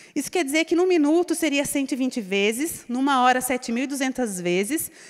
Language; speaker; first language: Portuguese; native; Portuguese